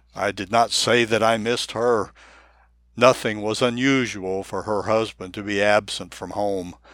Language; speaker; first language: English; non-native, fluent; Japanese